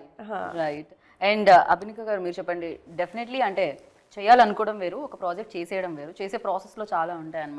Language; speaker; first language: Telugu; native; Telugu